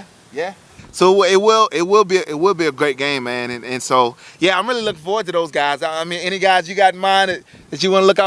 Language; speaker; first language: English; native; English